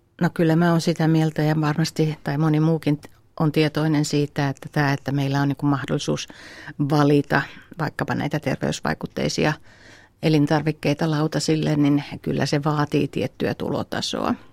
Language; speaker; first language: Finnish; native; Finnish